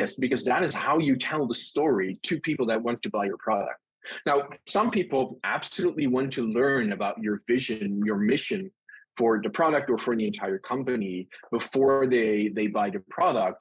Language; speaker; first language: English; non-native, fluent; Dutch